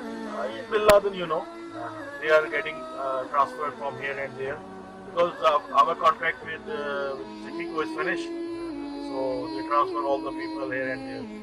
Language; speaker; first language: English; non-native, fluent; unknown